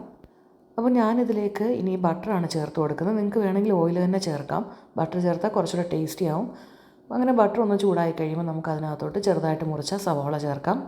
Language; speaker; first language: Malayalam; native; Malayalam